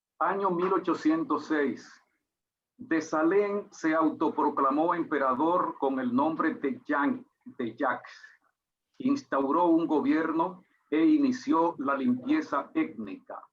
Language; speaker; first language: Spanish; native; Spanish